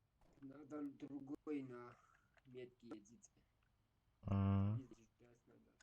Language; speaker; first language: Russian; non-native, learner; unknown